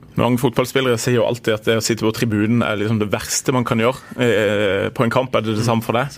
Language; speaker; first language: Norwegian; native; Norwegian